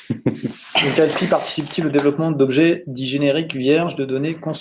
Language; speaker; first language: French; native; French